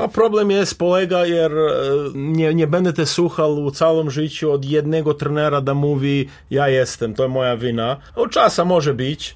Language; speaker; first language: Polish; non-native, learner; Serbian